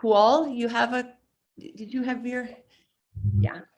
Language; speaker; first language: English; native; English